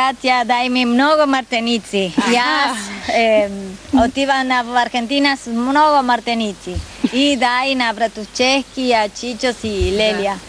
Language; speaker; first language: Bulgarian; non-native, learner; Spanish